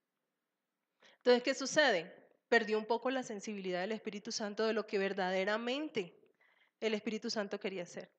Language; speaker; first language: Spanish; native; Spanish